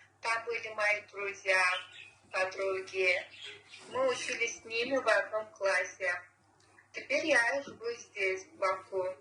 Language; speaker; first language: Russian; non-native, local second language; Azerbaijani